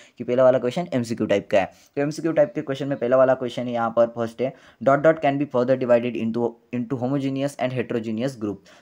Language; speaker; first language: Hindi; non-native, local second language; Marathi